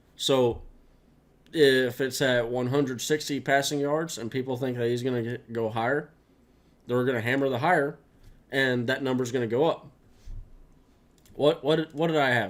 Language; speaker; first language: English; native; English